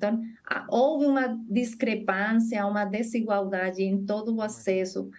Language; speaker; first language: Portuguese; non-native, fluent; Spanish